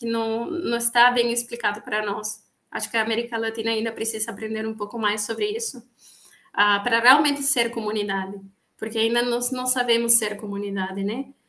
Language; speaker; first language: Portuguese; non-native, fluent; Spanish